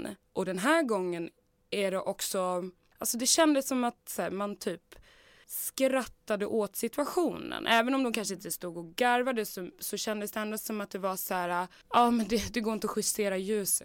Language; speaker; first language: Swedish; native; Swedish